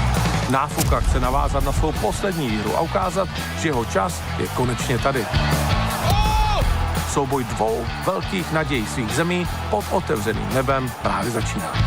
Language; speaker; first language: Czech; native; Czech